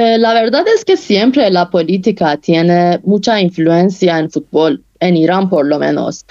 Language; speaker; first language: Spanish; non-native, fluent; Persian